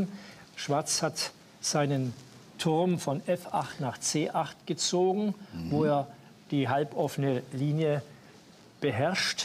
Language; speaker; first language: German; native; German